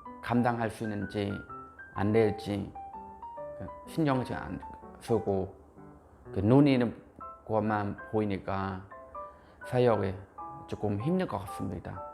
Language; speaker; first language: Korean; non-native, fluent; Khmer